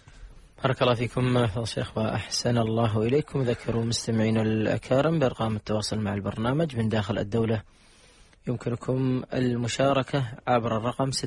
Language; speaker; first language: Arabic; native; Arabic